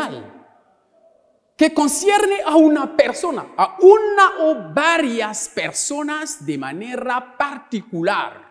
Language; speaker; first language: Spanish; non-native, local second language; French